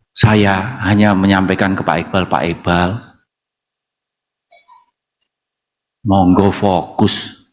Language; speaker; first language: Indonesian; native; Indonesian